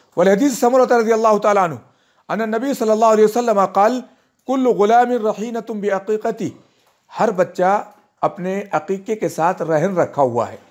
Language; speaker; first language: Hindi; native; Hindi